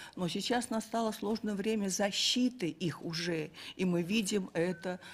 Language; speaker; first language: Russian; native; Russian